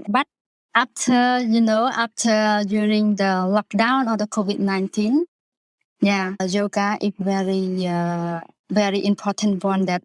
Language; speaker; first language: English; non-native, learner; Khmer